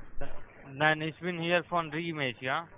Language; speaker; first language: German; non-native, learner; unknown